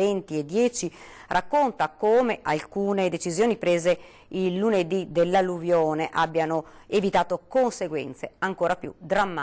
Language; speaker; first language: Italian; native; Italian